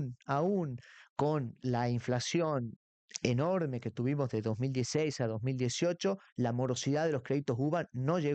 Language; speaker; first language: Spanish; native; Spanish